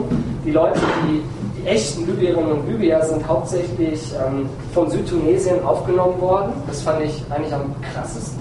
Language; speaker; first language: German; native; German